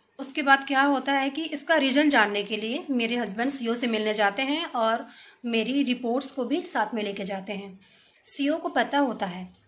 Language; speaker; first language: Hindi; native; Hindi